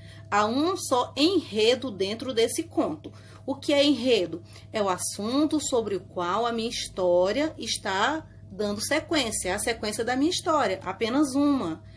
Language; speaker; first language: Portuguese; native; Portuguese